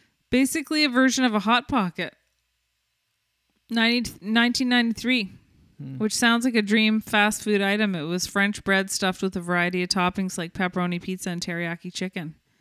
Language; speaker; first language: English; native; English